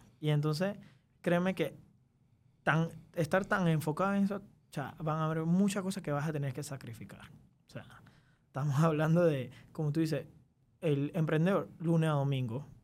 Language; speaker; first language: Spanish; early bilingual, other home language; Chinese